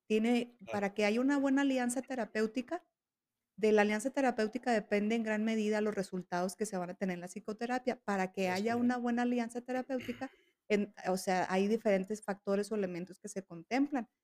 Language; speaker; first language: Spanish; native; Spanish